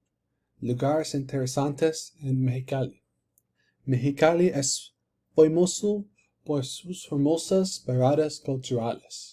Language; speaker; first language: Spanish; non-native, learner; English